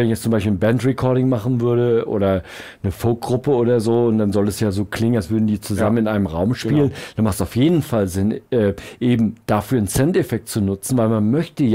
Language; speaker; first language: German; native; German